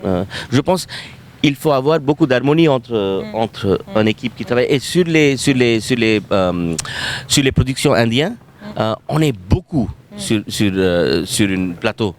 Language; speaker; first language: French; non-native, fluent; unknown